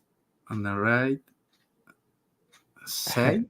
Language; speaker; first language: English; non-native, learner; Spanish